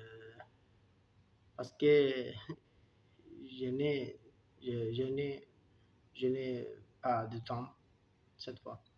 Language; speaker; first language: French; non-native, learner; Turkish